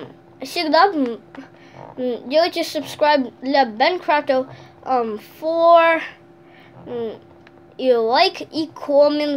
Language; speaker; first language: Russian; early bilingual, heritage; Russian